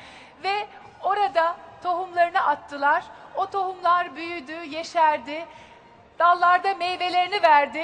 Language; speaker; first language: Turkish; native; Turkish